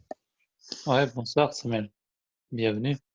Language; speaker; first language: French; non-native, fluent; Albanian